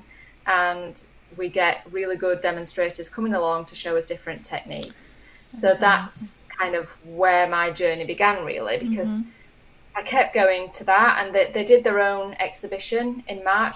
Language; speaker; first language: English; native; English